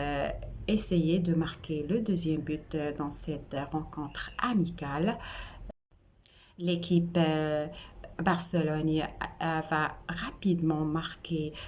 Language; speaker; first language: French; non-native, local second language; Arabic